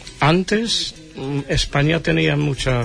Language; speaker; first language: Spanish; non-native, fluent; English